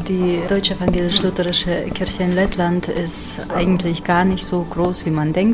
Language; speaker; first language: German; non-native, fluent; Russian